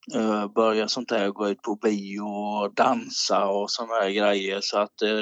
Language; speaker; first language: Swedish; native; Swedish